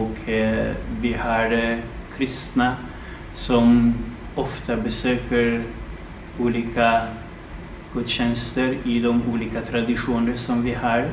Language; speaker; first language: Swedish; non-native, fluent; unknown